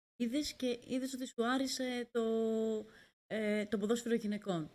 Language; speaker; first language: Greek; native; Greek